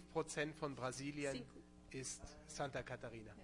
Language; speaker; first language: German; non-native, local second language; Luxembourgish